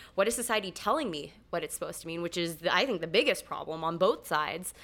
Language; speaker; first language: English; native; English